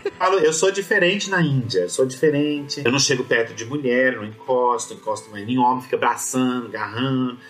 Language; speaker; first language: Portuguese; native; Portuguese